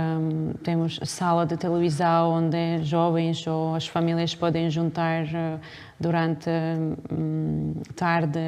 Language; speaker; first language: Portuguese; non-native, fluent; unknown